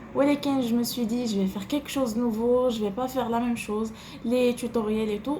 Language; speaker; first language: French; non-native, local second language; Arabic